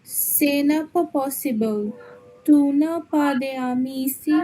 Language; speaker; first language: French; non-native, learner; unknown